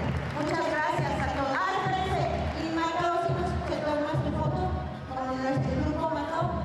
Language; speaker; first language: Spanish; native; Spanish